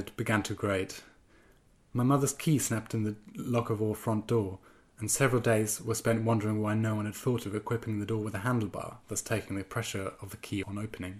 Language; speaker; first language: English; non-native, fluent; German